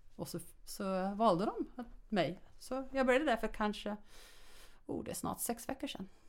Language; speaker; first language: Swedish; non-native, fluent; English